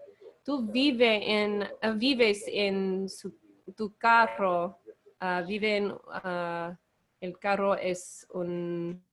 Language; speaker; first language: Spanish; non-native, learner; English